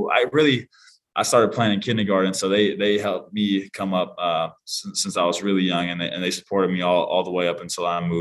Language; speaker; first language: English; native; English